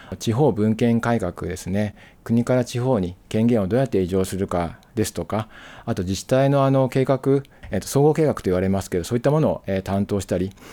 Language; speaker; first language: Japanese; native; Japanese